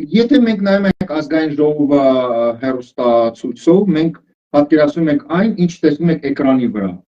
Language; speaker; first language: Armenian; early bilingual, heritage; Armenian